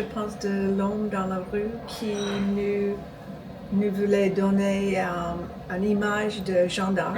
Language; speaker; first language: French; non-native, fluent; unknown